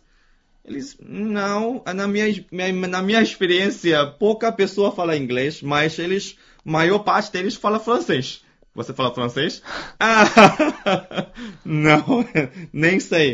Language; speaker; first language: Portuguese; non-native, fluent; Chinese